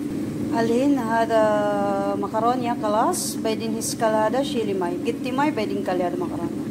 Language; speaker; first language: Arabic; non-native, learner; Filipino